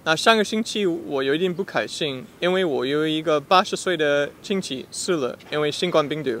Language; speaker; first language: Chinese; non-native, fluent; English